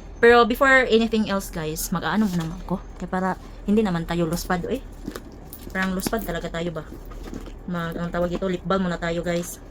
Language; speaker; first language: Filipino; non-native, local second language; Cebuano